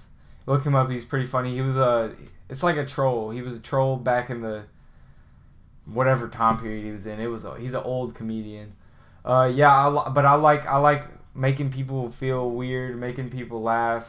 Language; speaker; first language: English; native; English